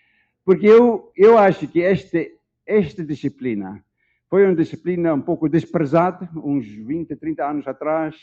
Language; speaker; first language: Portuguese; non-native, fluent; Dutch